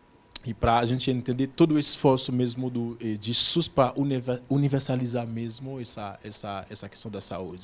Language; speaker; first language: Portuguese; non-native, fluent; Haitian Creole